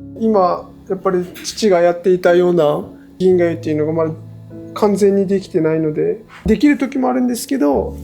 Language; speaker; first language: Japanese; native; Japanese